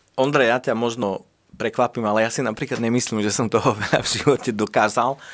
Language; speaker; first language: Slovak; native; Slovak